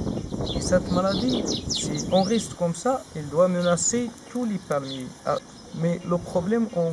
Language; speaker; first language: French; non-native, learner; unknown